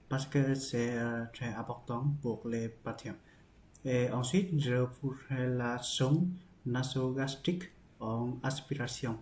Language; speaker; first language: French; non-native, learner; Vietnamese